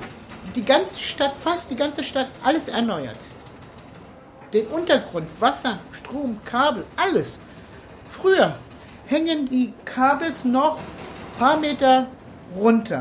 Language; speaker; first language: German; early bilingual, other home language; Turkish